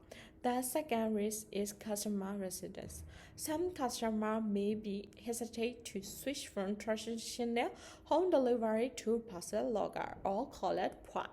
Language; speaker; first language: English; non-native, learner; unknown